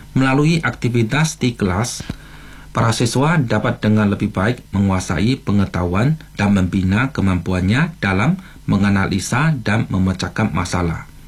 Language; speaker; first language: Malay; non-native, fluent; Chinese